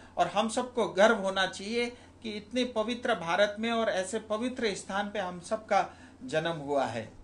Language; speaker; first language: Hindi; non-native, local second language; Nepali